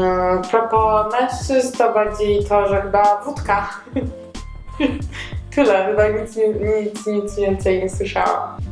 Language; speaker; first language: Polish; non-native, learner; Georgian